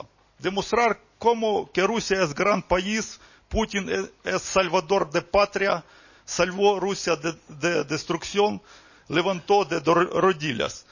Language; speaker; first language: Spanish; non-native, fluent; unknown